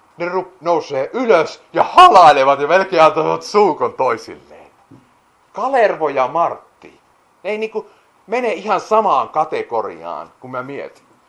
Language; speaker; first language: Finnish; native; Finnish